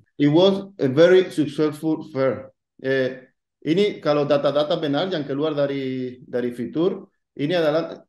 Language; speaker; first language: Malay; non-native, fluent; Spanish